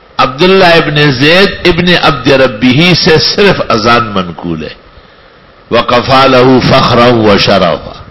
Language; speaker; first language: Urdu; non-native, local second language; Pashto